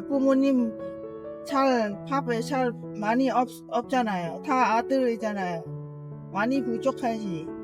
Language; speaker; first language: Korean; non-native, learner; Lao